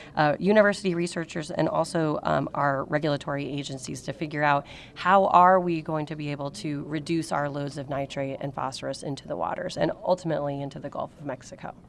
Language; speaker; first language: English; native; English